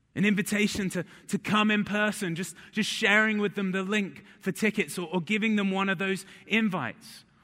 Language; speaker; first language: English; native; English